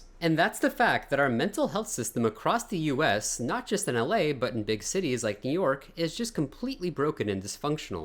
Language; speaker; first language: English; native; English